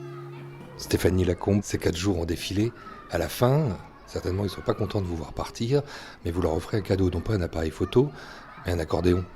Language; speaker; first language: French; native; French